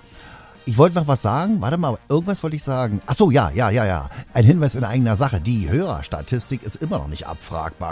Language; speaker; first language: German; native; German